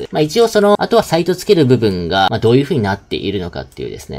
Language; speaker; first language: Japanese; native; Japanese